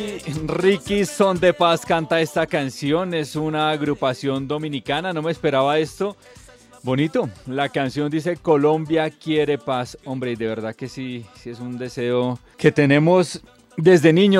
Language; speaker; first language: Spanish; native; Spanish